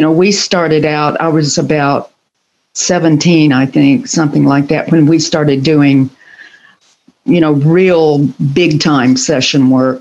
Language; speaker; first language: English; native; English